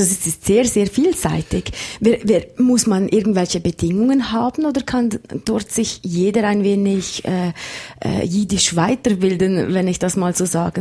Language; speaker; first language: German; native; German